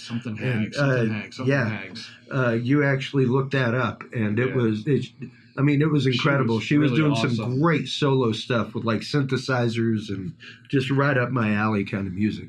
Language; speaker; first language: English; native; English